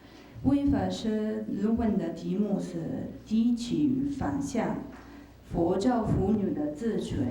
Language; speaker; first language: Chinese; non-native, fluent; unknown